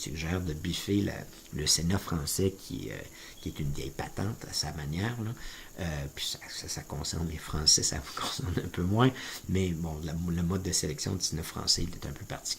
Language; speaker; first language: French; native; French